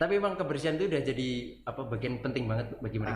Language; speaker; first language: Indonesian; native; Indonesian